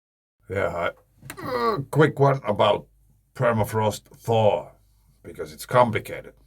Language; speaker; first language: English; non-native, fluent; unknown